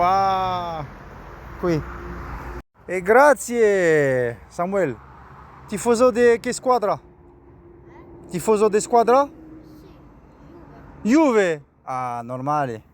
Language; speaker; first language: Italian; non-native, learner; French